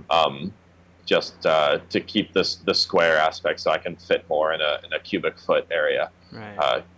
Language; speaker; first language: English; native; English